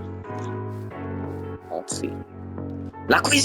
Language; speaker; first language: French; native; French